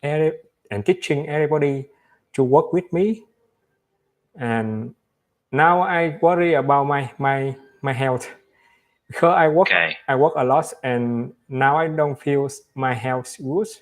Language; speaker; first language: English; non-native, learner; Vietnamese